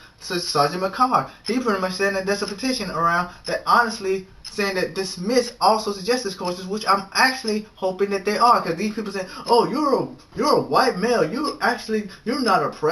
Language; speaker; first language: English; native; English